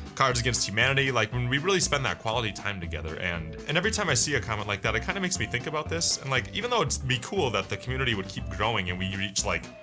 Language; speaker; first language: English; native; English